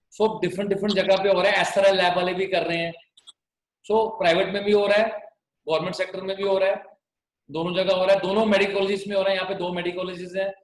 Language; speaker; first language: Hindi; non-native, local second language; Punjabi